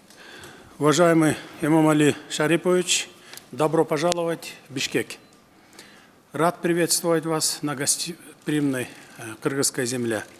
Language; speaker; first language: Russian; non-native, local second language; Kyrgyz